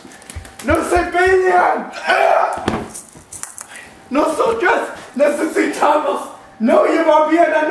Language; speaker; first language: Spanish; non-native, learner; English